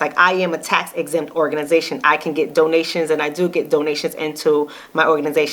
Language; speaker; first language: English; native; English